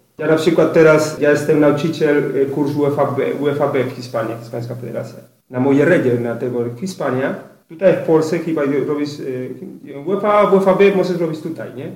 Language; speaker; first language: Polish; non-native, learner; Spanish